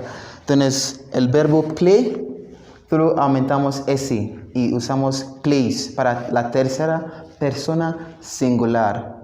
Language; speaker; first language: Spanish; non-native, fluent; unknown